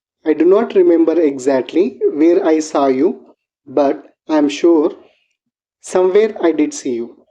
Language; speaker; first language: English; non-native, local second language; Telugu